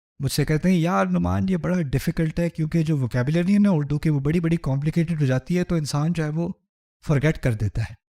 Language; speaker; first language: Urdu; early bilingual, heritage; Urdu